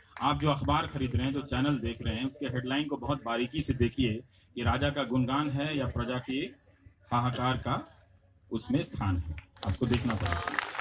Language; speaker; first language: Hindi; non-native, local second language; Bhojpuri